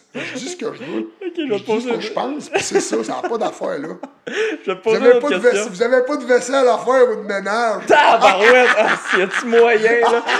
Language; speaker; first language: French; native; French